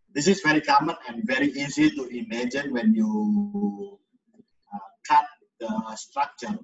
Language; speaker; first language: English; non-native, fluent; Indonesian